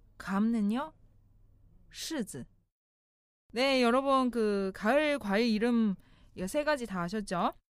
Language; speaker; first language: Korean; non-native, fluent; Chinese